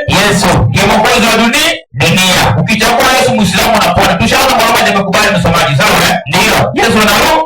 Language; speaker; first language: Swahili; non-native, local second language; Luo (Kenya and Tanzania)